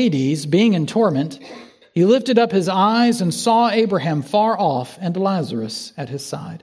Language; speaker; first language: English; native; English